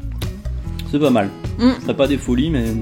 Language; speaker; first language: French; native; French